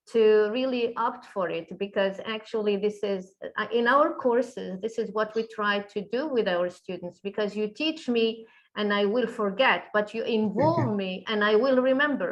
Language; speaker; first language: English; non-native, fluent; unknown